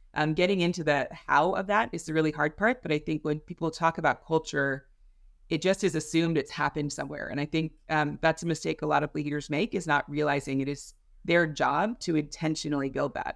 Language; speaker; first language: English; native; English